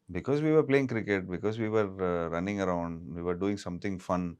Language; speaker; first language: English; non-native, local second language; Tamil